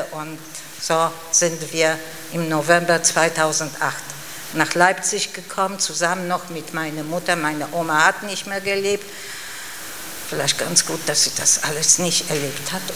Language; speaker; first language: German; non-native, fluent; Polish